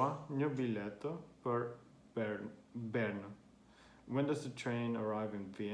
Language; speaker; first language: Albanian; non-native, learner; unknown